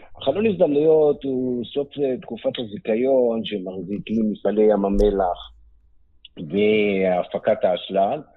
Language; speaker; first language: Hebrew; native; Hebrew